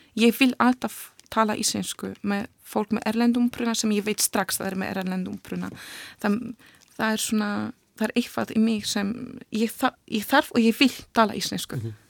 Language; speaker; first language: Icelandic; non-native, learner; Polish